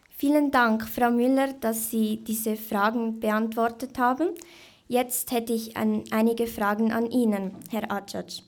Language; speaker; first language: German; native; German